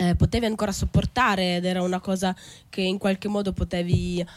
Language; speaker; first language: Italian; native; Italian